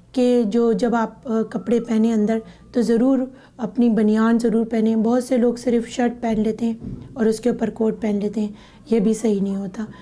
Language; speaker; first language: Urdu; native; Urdu